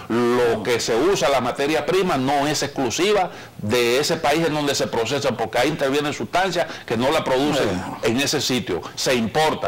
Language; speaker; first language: Spanish; native; Spanish